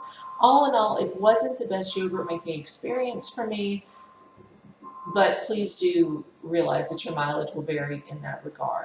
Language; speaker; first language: English; native; English